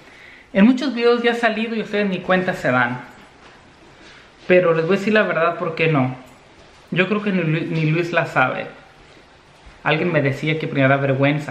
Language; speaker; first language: Spanish; native; Spanish